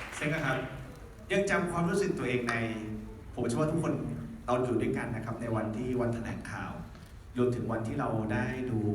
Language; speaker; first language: Thai; native; Thai